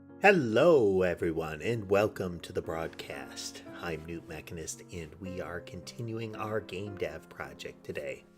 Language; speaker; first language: English; native; English